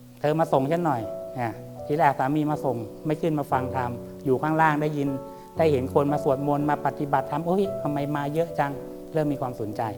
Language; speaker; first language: Thai; native; Thai